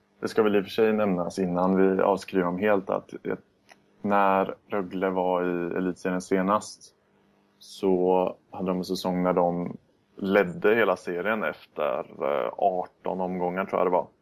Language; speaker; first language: Swedish; native; Swedish